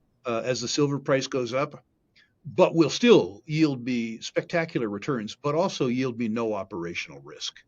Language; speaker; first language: English; native; English